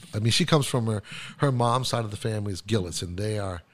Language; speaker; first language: English; non-native, fluent; Spanish